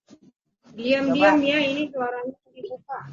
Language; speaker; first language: Indonesian; native; Indonesian